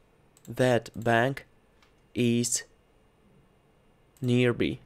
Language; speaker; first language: English; non-native, learner; Russian